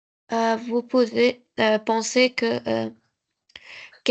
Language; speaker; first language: French; non-native, learner; Arabic